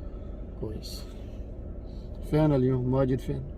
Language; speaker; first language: Arabic; non-native, learner; Urdu